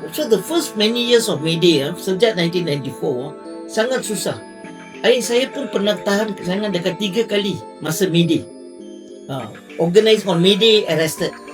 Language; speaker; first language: Malay; non-native, local second language; Tamil